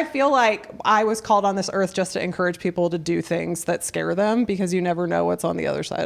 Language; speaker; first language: English; native; English